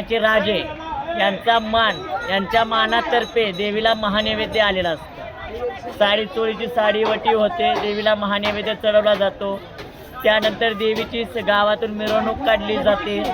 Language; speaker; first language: Marathi; native; Marathi